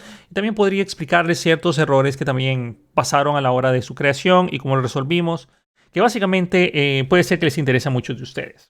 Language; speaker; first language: Spanish; native; Spanish